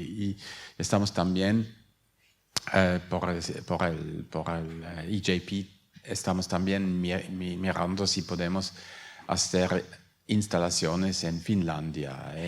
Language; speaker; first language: Spanish; non-native, fluent; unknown